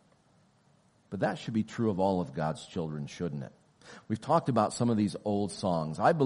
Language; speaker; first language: English; native; English